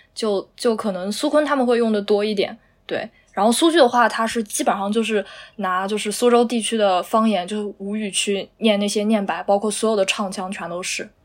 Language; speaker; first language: Chinese; native; Chinese